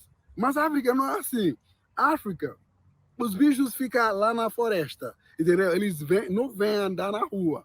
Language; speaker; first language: Portuguese; non-native, learner; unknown